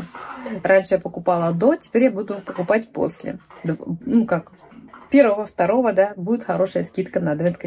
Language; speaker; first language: Russian; native; Russian